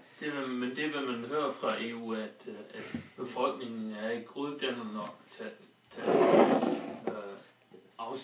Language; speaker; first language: Danish; non-native, fluent; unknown